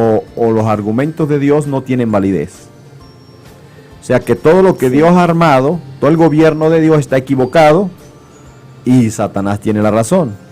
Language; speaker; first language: Spanish; native; Spanish